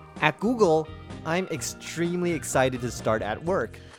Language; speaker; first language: English; early bilingual, other home language; Chinese